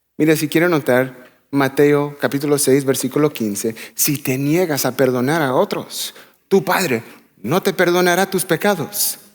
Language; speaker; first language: Spanish; early bilingual, heritage; Spanish